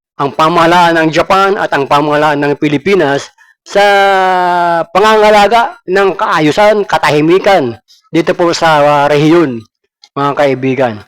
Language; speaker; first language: Filipino; non-native, local second language; Cebuano